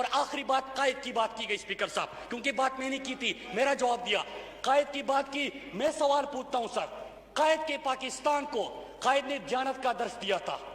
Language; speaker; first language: Urdu; non-native, local second language; Pashto